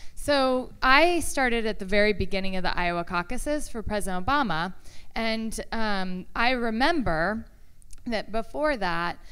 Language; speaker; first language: English; native; English